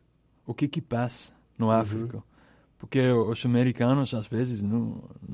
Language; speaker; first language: Portuguese; non-native, learner; English